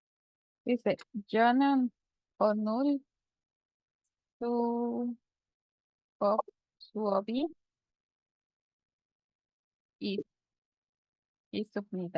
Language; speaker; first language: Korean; non-native, learner; Spanish